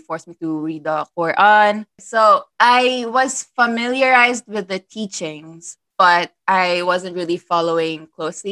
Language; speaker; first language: English; non-native, local second language; Persian